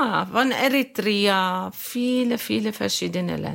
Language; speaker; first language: German; non-native, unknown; Arabic